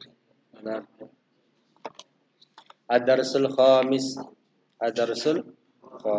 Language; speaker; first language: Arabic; non-native, fluent; Indonesian